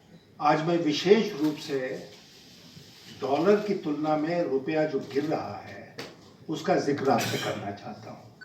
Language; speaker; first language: Hindi; native; Hindi